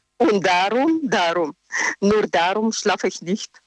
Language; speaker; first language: German; non-native, learner; Russian